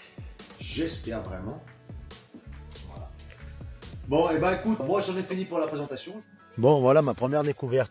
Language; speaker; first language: French; native; French